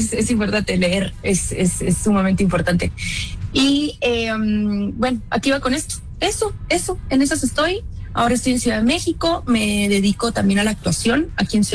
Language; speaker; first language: Spanish; native; Spanish